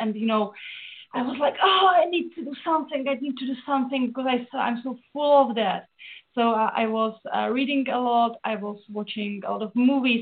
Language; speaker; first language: English; non-native, fluent; Czech